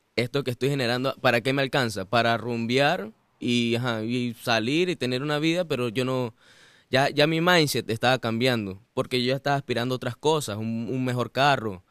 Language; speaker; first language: Spanish; native; Spanish